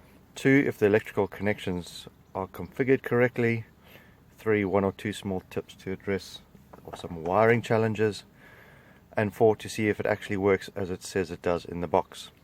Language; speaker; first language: English; native; English